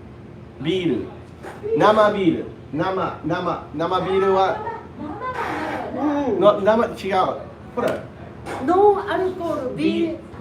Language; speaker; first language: Japanese; non-native, learner; English